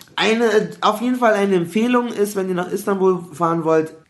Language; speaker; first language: German; early bilingual, other home language; Arabic